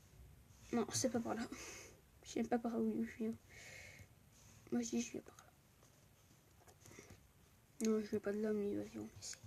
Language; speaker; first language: French; native; French